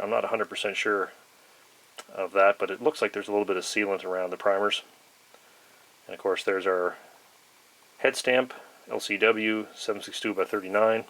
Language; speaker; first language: English; native; English